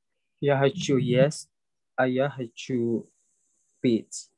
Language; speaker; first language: Russian; non-native, learner; Indonesian